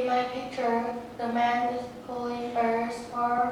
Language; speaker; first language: English; non-native, learner; Vietnamese